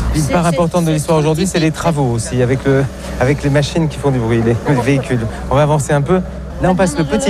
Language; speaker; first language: French; native; French